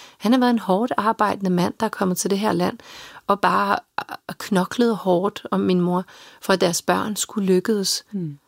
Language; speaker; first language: Danish; early bilingual, other home language; Serbian